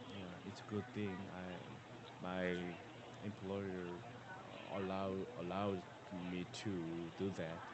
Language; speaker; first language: English; non-native, learner; Korean